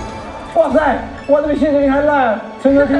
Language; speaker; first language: Chinese; native; Chinese